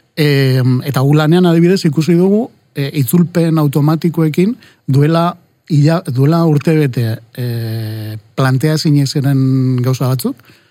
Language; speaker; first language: Basque; non-native, local second language; Spanish